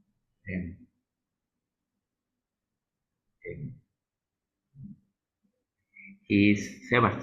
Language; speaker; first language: English; non-native, learner; Spanish